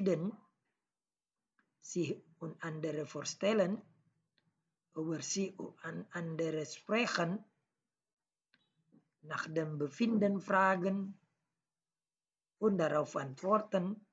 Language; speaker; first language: German; non-native, learner; Indonesian